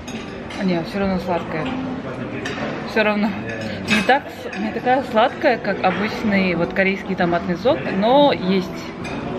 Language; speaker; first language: Russian; non-native, local second language; Kazakh